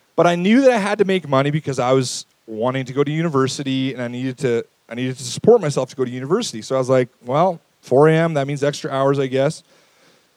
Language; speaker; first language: English; native; English